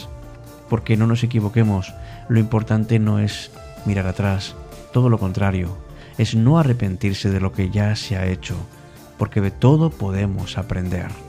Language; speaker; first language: Spanish; native; Spanish